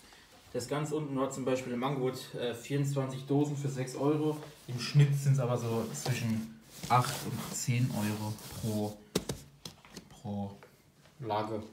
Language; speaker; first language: German; native; German